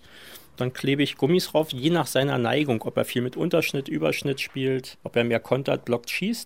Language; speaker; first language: German; native; German